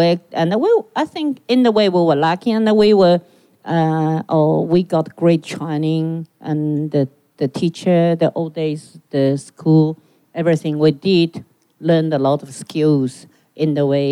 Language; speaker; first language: English; non-native, learner; Chinese